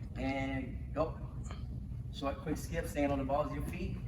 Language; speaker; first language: English; native; English